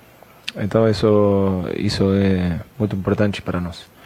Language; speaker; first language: Portuguese; non-native, fluent; Spanish